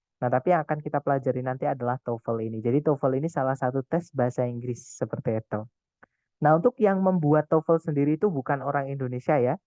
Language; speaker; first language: Indonesian; non-native, local second language; Javanese